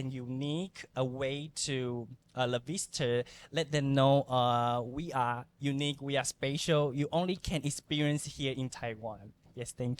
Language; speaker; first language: English; non-native, learner; Chinese